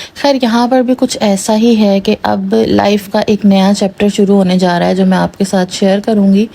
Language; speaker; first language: Urdu; native; Urdu